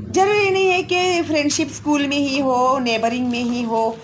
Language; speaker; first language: Hindi; non-native, local second language; Marathi